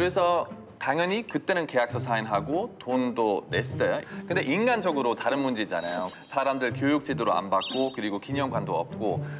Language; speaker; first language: Korean; non-native, fluent; German